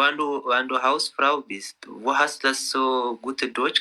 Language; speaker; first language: German; non-native, learner; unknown